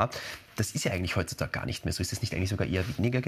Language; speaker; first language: German; native; German